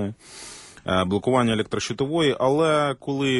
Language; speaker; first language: Ukrainian; native; Ukrainian